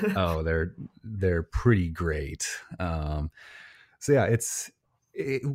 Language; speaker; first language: English; native; English